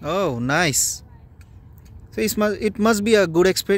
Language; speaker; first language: English; non-native, fluent; Bangla